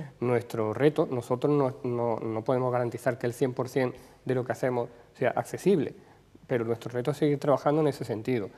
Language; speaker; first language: Spanish; native; Spanish